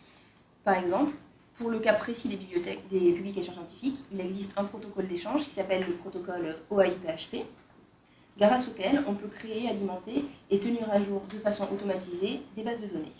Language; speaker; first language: French; native; French